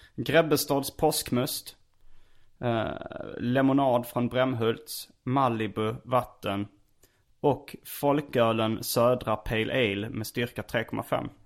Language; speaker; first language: Swedish; native; Swedish